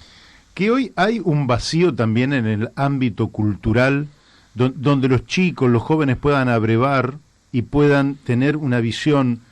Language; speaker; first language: Spanish; native; Spanish